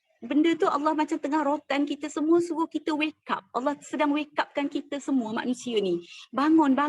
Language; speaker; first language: Malay; native; Malay